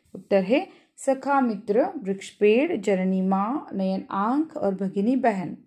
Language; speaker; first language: Hindi; non-native, local second language; Marathi